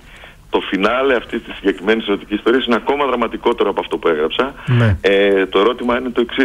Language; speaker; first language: Greek; native; Greek